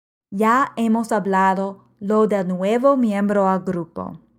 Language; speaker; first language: Spanish; non-native, fluent; English